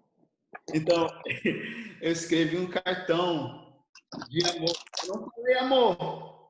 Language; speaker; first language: Portuguese; early bilingual, other home language; English